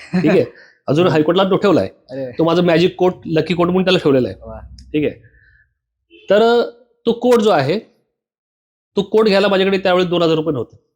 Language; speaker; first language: Marathi; native; Marathi